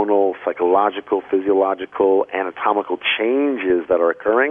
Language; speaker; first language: English; native; English